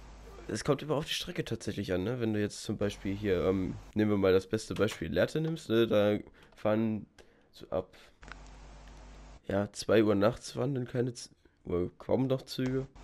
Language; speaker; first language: German; native; German